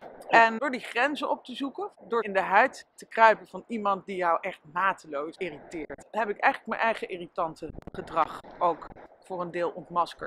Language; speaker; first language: Dutch; native; Dutch